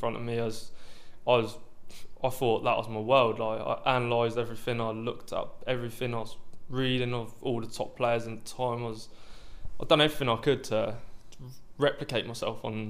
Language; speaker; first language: English; native; English